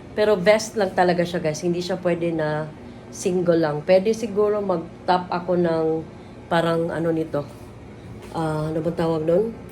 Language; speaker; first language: Filipino; non-native, local second language; Cebuano